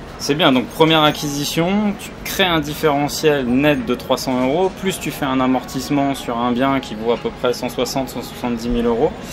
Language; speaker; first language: French; native; French